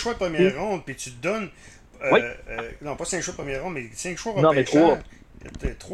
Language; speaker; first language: French; native; French